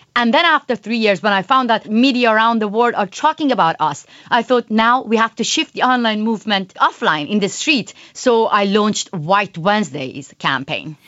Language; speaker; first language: English; non-native, fluent; Persian